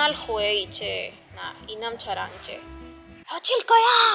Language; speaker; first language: Korean; non-native, learner; Spanish